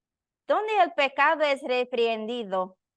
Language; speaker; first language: Spanish; non-native, learner; Portuguese